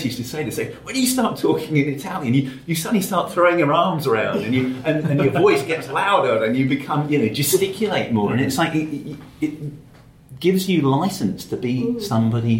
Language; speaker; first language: English; native; English